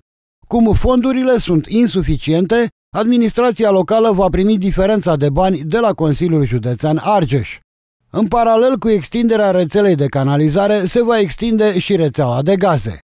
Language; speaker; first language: Romanian; native; Romanian